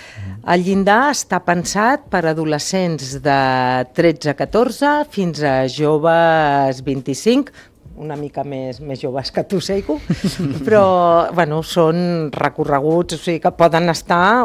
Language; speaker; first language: Catalan; native; Catalan